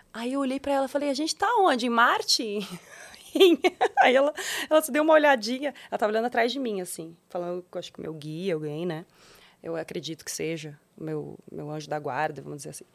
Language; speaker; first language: Portuguese; native; Portuguese